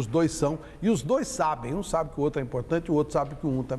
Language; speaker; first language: Portuguese; native; Portuguese